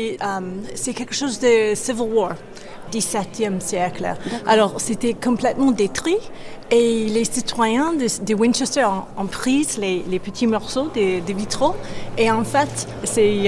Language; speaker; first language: French; non-native, fluent; English